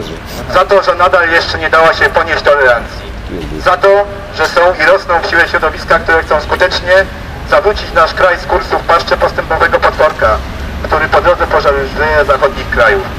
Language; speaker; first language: Polish; native; Polish